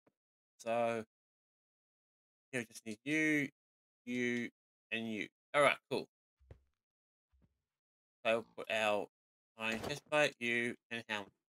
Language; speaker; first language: English; native; English